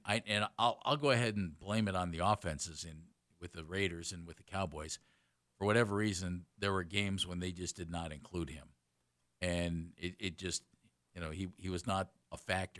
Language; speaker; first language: English; native; English